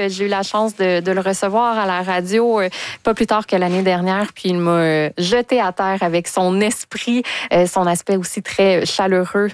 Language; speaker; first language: French; native; French